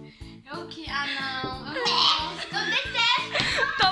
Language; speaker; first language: Portuguese; early bilingual, heritage; Portuguese